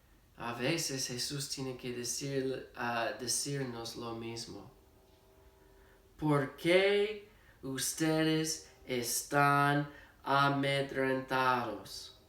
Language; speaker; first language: Spanish; non-native, fluent; English